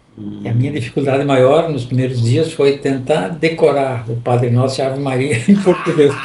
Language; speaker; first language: Portuguese; non-native, local second language; German